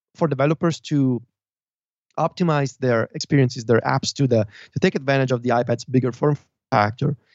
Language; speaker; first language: English; non-native, fluent; Italian